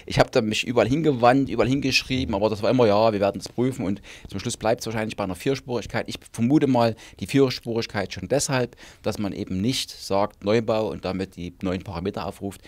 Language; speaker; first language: German; native; German